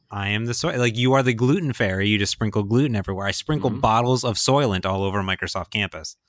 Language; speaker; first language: English; native; English